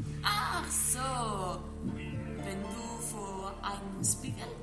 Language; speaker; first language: German; non-native, learner; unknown